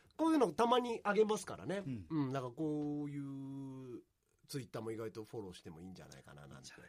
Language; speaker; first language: Japanese; native; Japanese